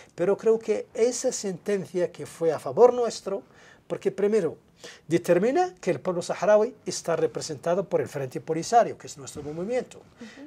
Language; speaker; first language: Spanish; non-native, local second language; Arabic